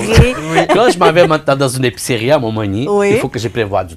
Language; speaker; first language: French; non-native, fluent; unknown